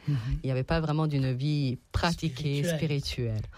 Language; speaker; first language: French; non-native, fluent; Serbian